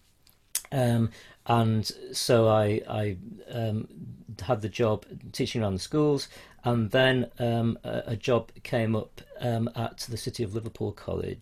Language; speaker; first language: English; native; English